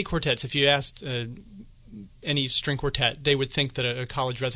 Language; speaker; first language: English; native; English